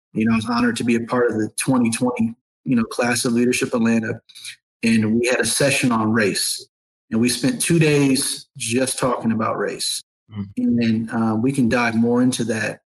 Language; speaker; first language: English; native; English